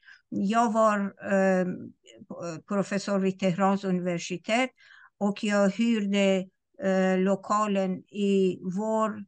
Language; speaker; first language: Swedish; non-native, fluent; Persian